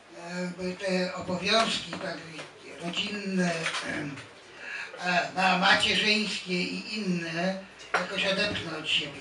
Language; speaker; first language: Polish; native; Polish